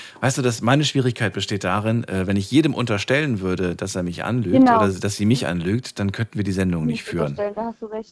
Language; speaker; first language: German; native; German